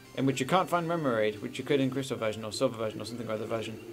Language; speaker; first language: English; native; English